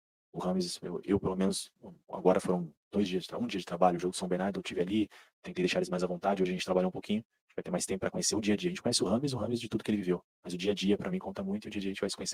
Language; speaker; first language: Portuguese; native; Portuguese